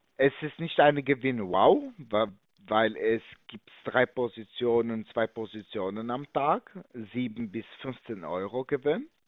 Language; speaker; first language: German; non-native, fluent; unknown